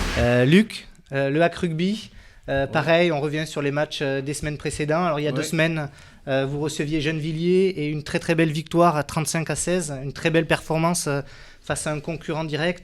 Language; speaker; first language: French; native; French